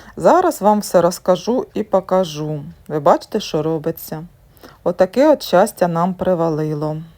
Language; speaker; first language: Ukrainian; native; Ukrainian